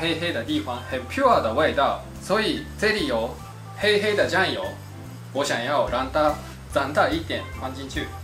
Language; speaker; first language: Chinese; non-native, fluent; Japanese